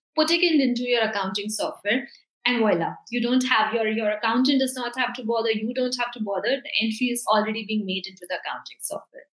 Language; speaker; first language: English; non-native, local second language; Hindi